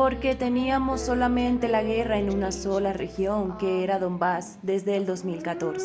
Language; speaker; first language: Spanish; non-native, learner; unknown